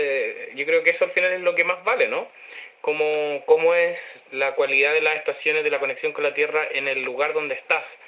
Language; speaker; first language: Spanish; native; Spanish